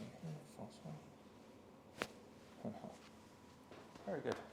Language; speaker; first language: Chinese; non-native, learner; English